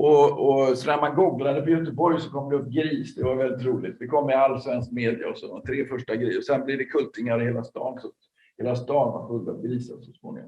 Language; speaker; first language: Swedish; native; Swedish